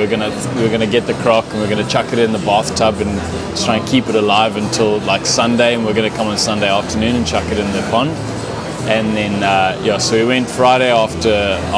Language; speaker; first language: English; native; English